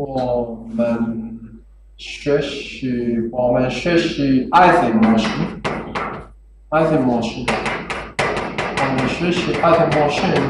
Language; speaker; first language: Chinese; non-native, learner; Japanese